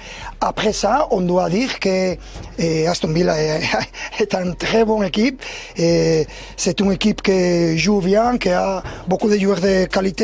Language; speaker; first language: French; non-native, learner; Spanish